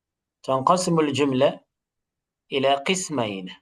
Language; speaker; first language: Arabic; non-native, fluent; English